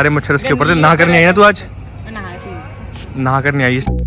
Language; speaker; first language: Hindi; native; Hindi